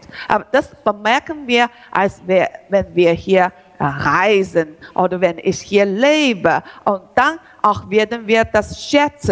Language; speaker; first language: German; non-native, learner; Chinese